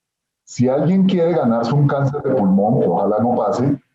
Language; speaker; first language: Spanish; native; Spanish